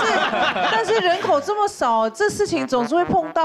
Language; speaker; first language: Chinese; native; Chinese